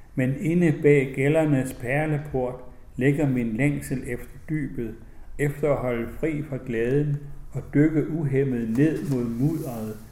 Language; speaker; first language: Danish; native; Danish